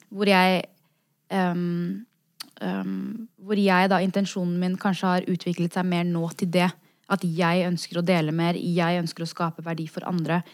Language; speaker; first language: Norwegian; native; Norwegian